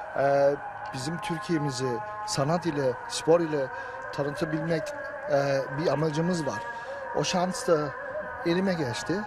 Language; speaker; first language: Turkish; early bilingual, heritage; Turkish